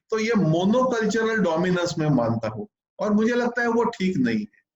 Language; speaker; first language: Hindi; non-native, local second language; Marathi